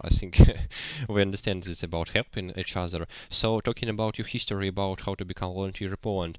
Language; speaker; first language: English; non-native, learner; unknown